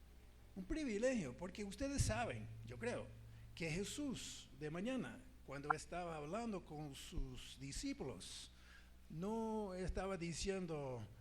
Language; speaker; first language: Spanish; non-native, fluent; English